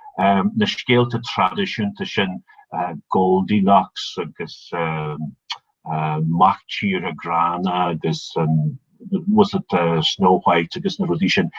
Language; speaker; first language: Irish; native; Irish